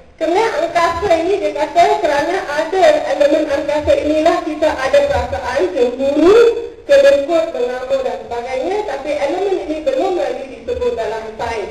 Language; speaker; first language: Malay; non-native, local second language; Tamil